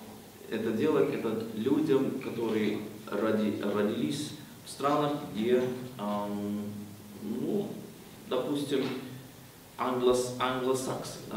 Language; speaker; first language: Russian; non-native, fluent; Swedish